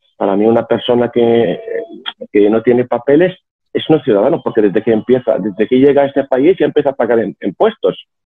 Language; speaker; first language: Spanish; non-native, fluent; Arabic